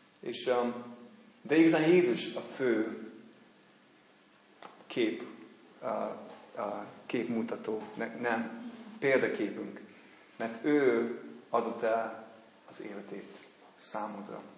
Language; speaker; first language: Hungarian; non-native, fluent; English